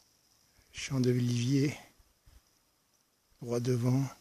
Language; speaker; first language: French; native; French